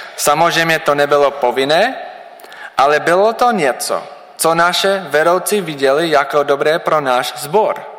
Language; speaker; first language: Czech; non-native, learner; English